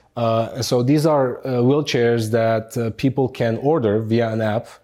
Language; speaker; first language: English; non-native, fluent; Arabic